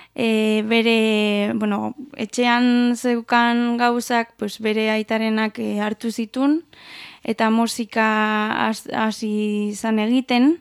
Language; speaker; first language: Basque; non-native, local second language; Spanish